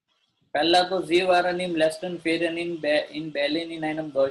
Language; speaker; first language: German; non-native, fluent; Gujarati